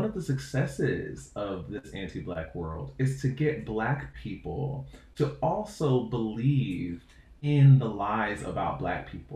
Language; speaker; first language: English; native; English